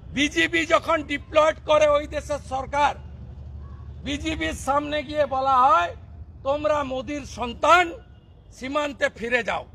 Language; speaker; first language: Bangla; native; Bangla